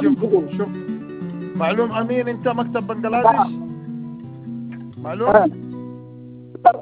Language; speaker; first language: Arabic; non-native, learner; Bangla